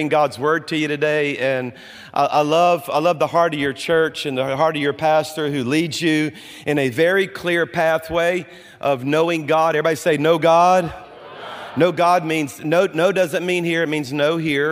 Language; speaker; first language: English; native; English